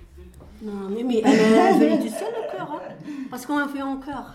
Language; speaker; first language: French; non-native, learner; Arabic